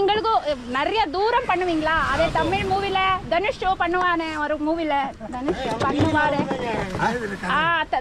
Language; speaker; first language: Tamil; non-native, learner; Kannada